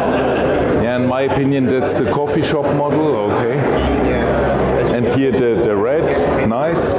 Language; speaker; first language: English; non-native, fluent; German